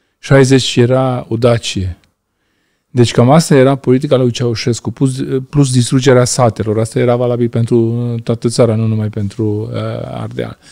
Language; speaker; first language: Romanian; non-native, local second language; Hungarian